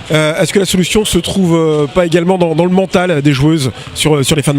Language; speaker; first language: French; native; French